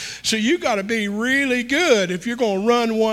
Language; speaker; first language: English; native; English